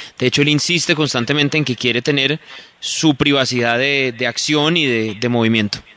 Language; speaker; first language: Spanish; native; Spanish